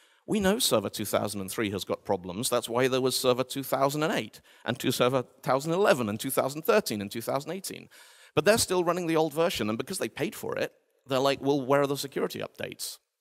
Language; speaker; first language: English; native; English